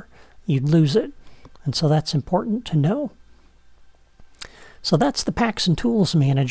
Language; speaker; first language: English; native; English